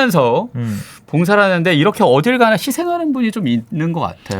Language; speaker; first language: Korean; native; Korean